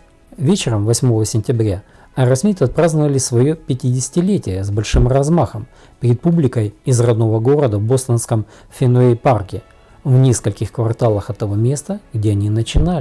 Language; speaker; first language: Russian; native; Russian